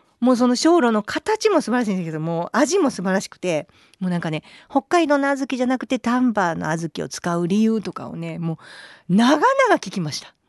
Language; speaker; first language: Japanese; native; Japanese